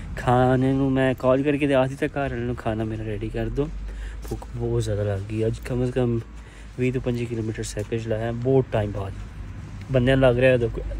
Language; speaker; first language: Punjabi; non-native, local second language; Urdu